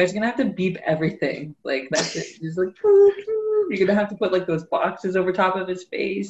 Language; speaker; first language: English; native; English